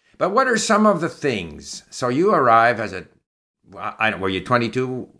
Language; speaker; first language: English; native; English